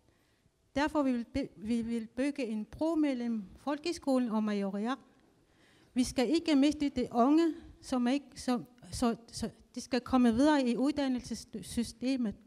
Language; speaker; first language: Danish; non-native, local second language; Kalaallisut